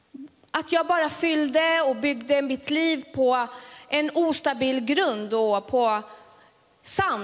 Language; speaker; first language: Swedish; early bilingual, other home language; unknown